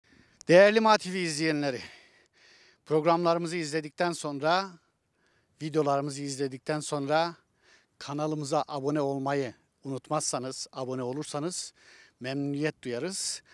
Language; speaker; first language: Turkish; native; Turkish